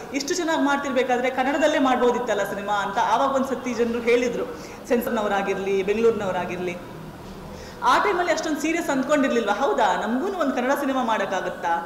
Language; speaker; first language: Kannada; non-native, local second language; Konkani